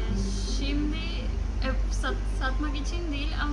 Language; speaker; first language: Turkish; non-native, learner; Spanish